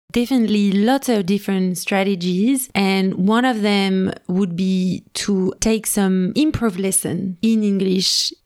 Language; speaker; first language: English; non-native, fluent; French